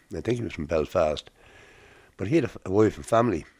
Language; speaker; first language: English; native; English